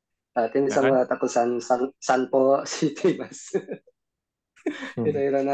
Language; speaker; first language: Japanese; non-native, learner; Indonesian